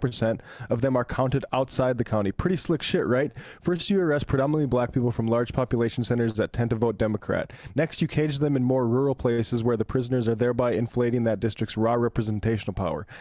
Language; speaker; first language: English; native; English